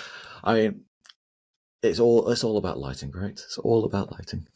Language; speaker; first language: English; native; English